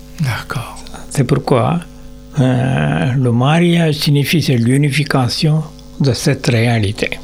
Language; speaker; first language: French; non-native, learner; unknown